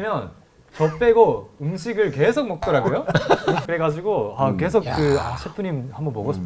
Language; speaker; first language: Korean; non-native, fluent; Japanese